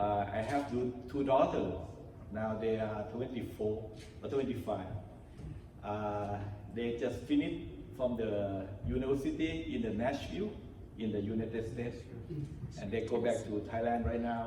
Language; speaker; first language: English; non-native, learner; Thai